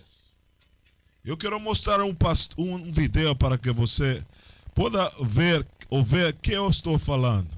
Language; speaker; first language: Portuguese; non-native, learner; Spanish